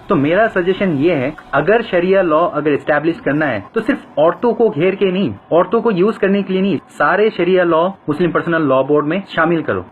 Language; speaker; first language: Hindi; non-native, fluent; Bangla